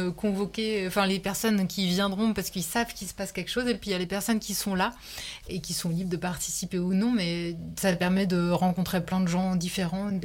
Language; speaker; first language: French; native; French